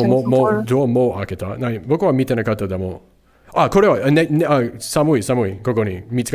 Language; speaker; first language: Japanese; non-native, learner; English